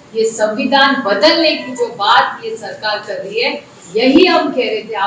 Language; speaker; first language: Hindi; non-native, local second language; Marathi